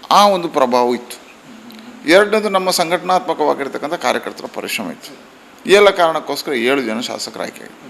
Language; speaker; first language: Kannada; non-native, local second language; Tulu